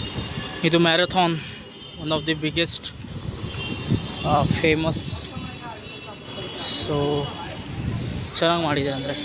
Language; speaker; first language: Kannada; early bilingual, heritage; Kannada